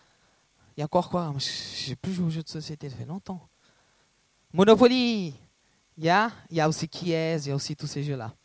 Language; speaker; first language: French; non-native, fluent; Portuguese